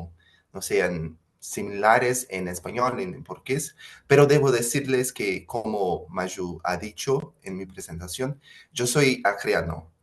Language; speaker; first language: Spanish; non-native, fluent; Portuguese